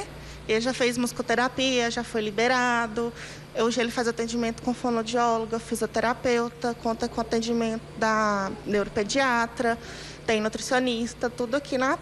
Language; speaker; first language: Portuguese; native; Portuguese